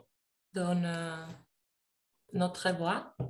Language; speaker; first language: French; non-native, learner; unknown